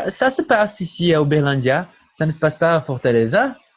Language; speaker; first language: French; non-native, fluent; Portuguese